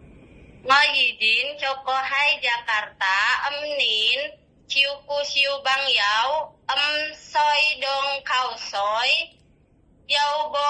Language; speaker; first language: Cantonese; non-native, learner; Indonesian